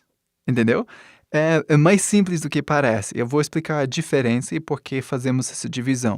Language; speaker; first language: Portuguese; non-native, fluent; English